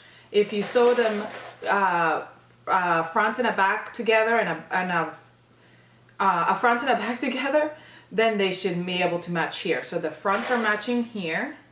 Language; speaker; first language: English; native; English